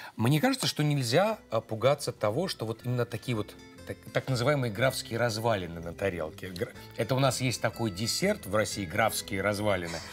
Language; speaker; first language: Russian; native; Russian